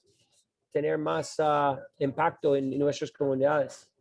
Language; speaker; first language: Spanish; non-native, fluent; English